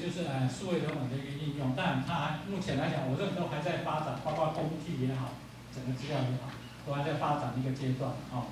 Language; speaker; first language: Chinese; native; Chinese